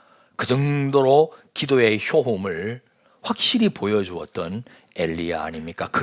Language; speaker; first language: Korean; native; Korean